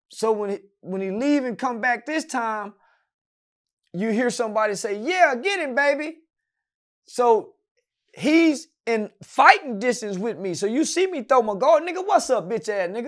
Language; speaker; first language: English; native; English